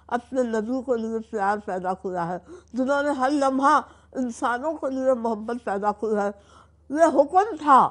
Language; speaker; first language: Urdu; native; Urdu